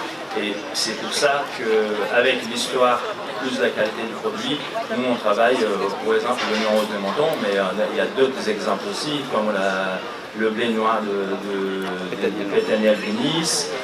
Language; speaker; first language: French; non-native, fluent; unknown